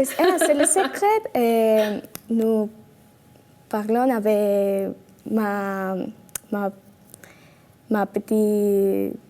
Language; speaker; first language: French; non-native, learner; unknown